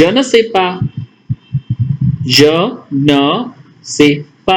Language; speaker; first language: French; non-native, fluent; Hindi